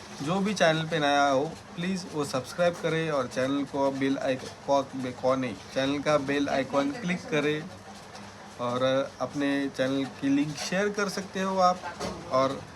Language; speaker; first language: Hindi; non-native, local second language; Marathi